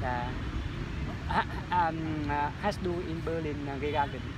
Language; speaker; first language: German; non-native, learner; Vietnamese